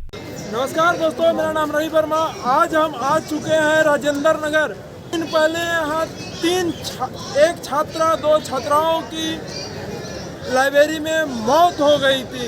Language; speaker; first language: Hindi; native; Hindi